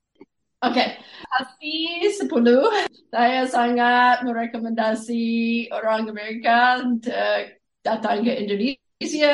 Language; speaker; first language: Indonesian; non-native, fluent; English